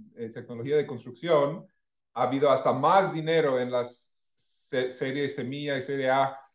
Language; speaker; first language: Spanish; non-native, fluent; English